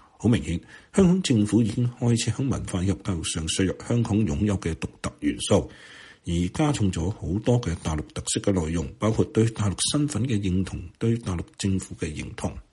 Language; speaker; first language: Chinese; non-native, local second language; Cantonese